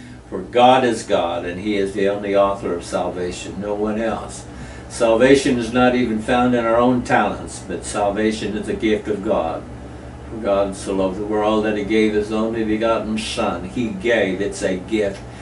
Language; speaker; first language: English; native; English